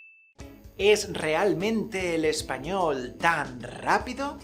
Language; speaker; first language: Spanish; native; Spanish